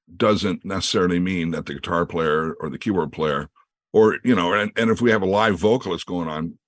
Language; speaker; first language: English; native; English